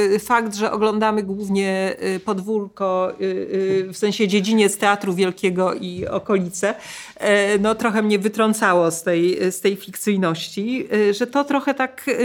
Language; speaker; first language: Polish; native; Polish